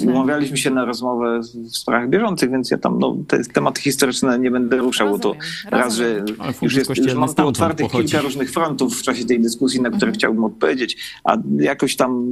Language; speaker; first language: Polish; native; Polish